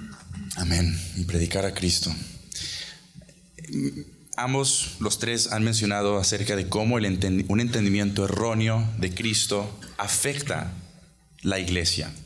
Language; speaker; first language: Spanish; native; Spanish